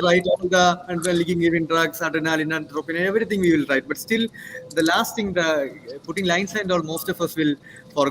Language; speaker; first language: English; non-native, local second language; Malayalam